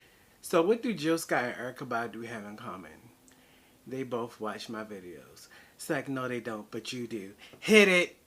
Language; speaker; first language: English; native; English